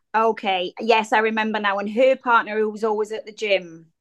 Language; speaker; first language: English; native; English